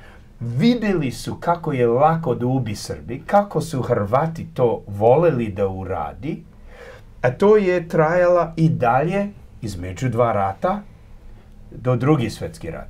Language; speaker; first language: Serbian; early bilingual, heritage; Croatian